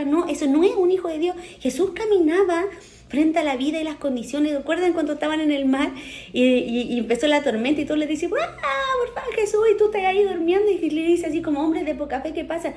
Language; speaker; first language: Spanish; native; Spanish